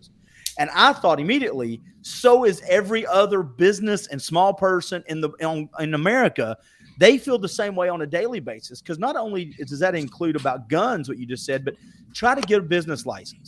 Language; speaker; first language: English; native; English